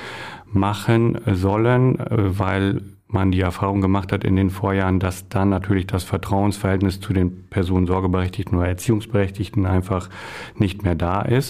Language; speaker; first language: German; native; German